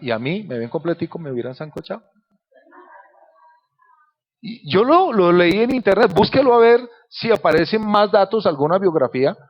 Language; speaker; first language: Spanish; native; Spanish